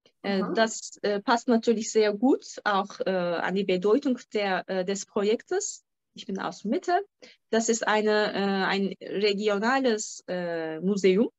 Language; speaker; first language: German; non-native, fluent; Turkish